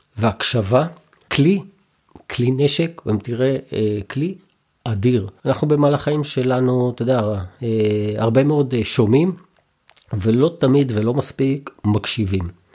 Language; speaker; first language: Hebrew; native; Hebrew